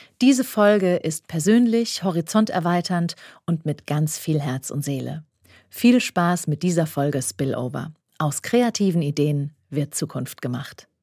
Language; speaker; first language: German; native; German